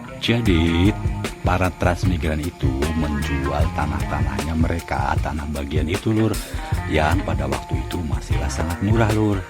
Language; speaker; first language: Indonesian; non-native, local second language; Javanese